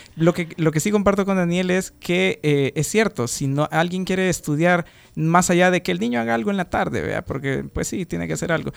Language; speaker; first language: Spanish; native; Spanish